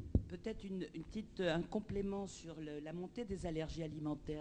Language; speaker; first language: French; native; French